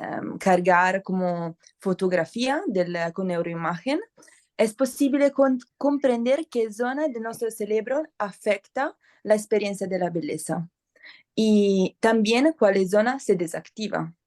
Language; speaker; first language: Spanish; non-native, learner; Italian